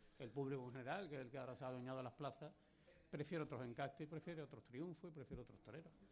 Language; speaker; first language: Spanish; native; Spanish